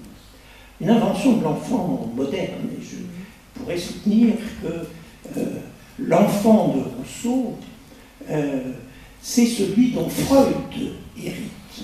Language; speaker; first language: French; native; French